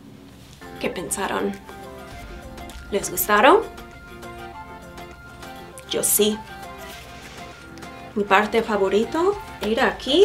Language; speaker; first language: Spanish; non-native, fluent; English